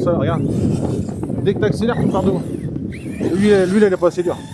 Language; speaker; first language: French; native; French